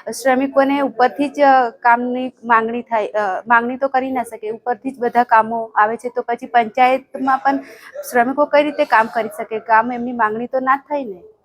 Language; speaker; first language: Gujarati; native; Gujarati